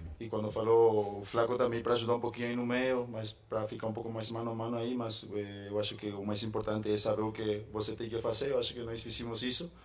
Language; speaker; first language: Portuguese; non-native, fluent; Spanish